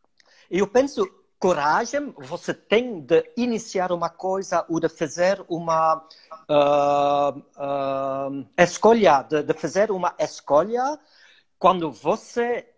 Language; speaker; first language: Portuguese; non-native, learner; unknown